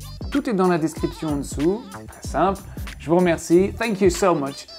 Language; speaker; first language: French; native; French